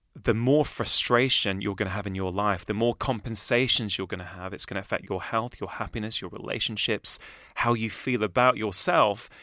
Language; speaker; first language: English; native; English